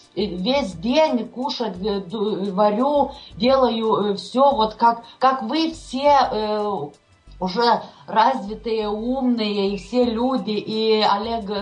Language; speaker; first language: Russian; non-native, fluent; Lithuanian